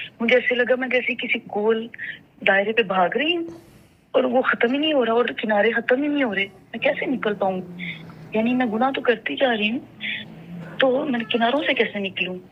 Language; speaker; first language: Urdu; native; Urdu